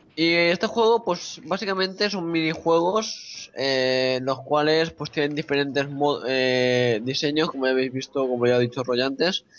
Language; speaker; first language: Spanish; native; Spanish